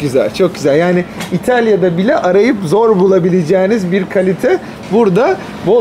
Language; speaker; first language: Turkish; native; Turkish